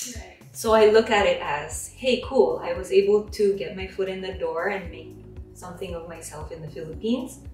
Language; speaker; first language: English; non-native, local second language; Filipino